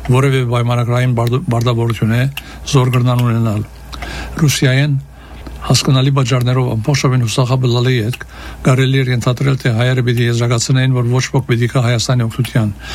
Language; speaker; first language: Armenian; early bilingual, heritage; Armenian